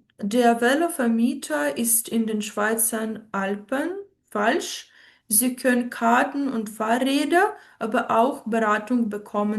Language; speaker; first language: German; non-native, fluent; Ukrainian